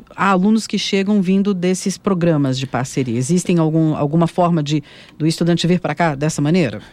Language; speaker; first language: Portuguese; native; Portuguese